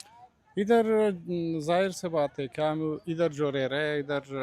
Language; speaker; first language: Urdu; non-native, learner; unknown